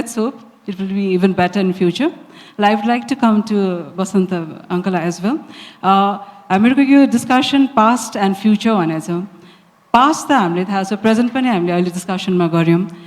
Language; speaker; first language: English; non-native, local second language; Nepali